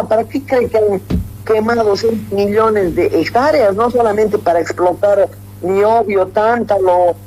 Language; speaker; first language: Spanish; native; Spanish